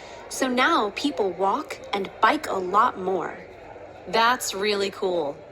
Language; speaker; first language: English; non-native, fluent; Vietnamese